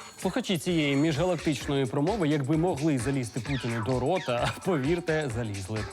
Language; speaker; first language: Ukrainian; native; Ukrainian